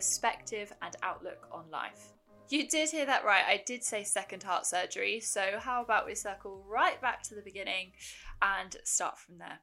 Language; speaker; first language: English; native; English